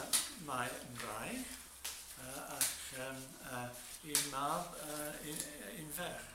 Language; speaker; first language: Welsh; non-native, learner; English